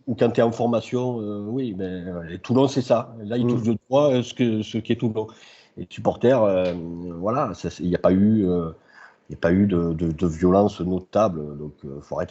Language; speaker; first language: French; native; French